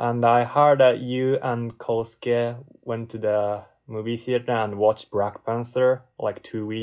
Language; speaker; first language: English; non-native, learner; Japanese